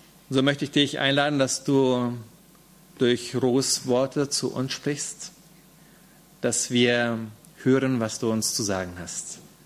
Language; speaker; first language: German; native; German